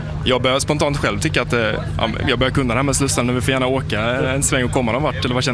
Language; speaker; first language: Swedish; native; Swedish